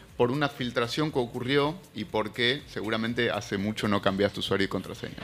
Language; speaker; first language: Spanish; native; Spanish